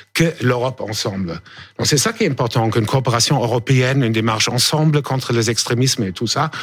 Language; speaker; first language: French; non-native, fluent; German